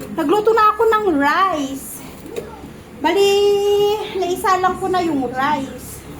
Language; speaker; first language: Filipino; native; Filipino